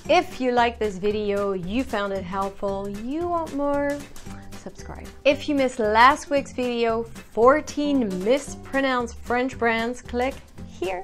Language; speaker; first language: English; non-native, fluent; French